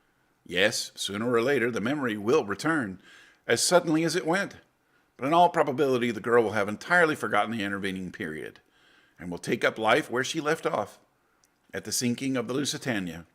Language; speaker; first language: English; native; English